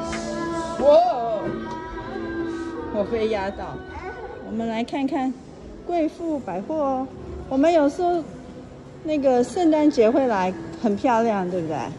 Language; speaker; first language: Chinese; early bilingual, heritage; Chinese